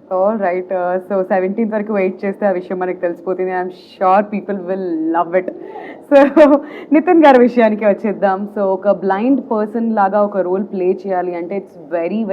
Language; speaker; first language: Telugu; native; Telugu